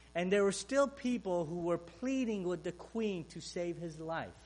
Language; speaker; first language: English; non-native, fluent; Romanian